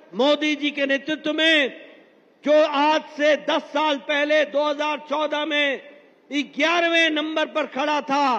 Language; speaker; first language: Hindi; native; Hindi